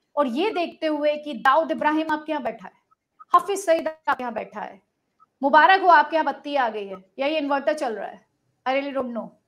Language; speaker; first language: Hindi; native; Hindi